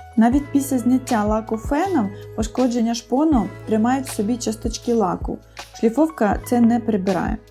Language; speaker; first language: Ukrainian; non-native, local second language; Russian